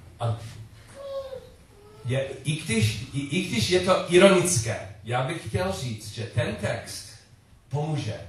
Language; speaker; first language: Czech; non-native, learner; English